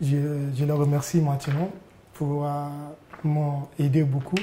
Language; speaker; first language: French; non-native, learner; Arabic